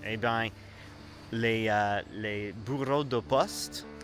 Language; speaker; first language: French; non-native, learner; English